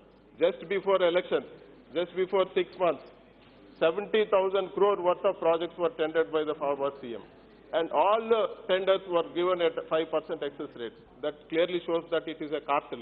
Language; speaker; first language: English; non-native, local second language; Telugu